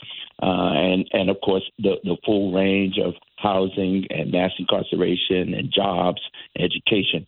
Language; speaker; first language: English; native; English